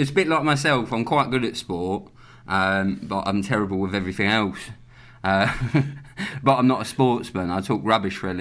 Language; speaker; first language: English; native; English